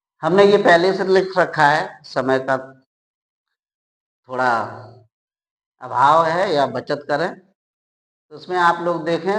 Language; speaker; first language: Hindi; native; Hindi